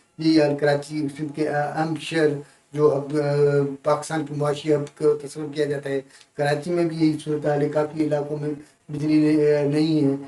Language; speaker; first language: Urdu; non-native, local second language; Sindhi